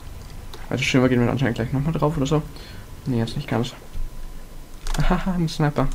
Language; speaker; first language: German; native; German